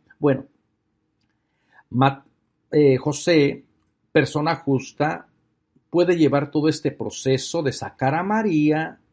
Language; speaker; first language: Spanish; native; Spanish